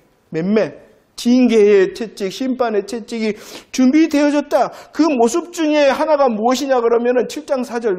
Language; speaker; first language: Korean; native; Korean